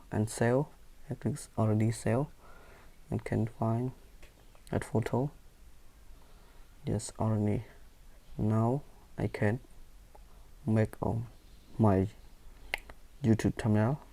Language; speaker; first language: English; non-native, learner; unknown